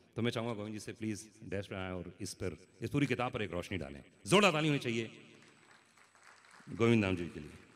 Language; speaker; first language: Hindi; native; Hindi